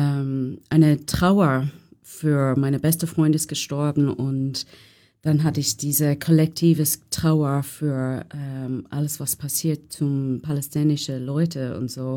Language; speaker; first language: German; non-native, fluent; English